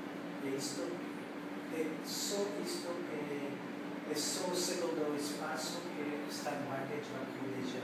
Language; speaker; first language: Portuguese; non-native, fluent; French